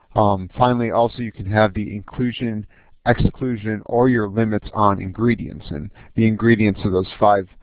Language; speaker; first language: English; native; English